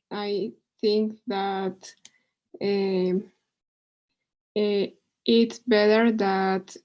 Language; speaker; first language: English; non-native, learner; Spanish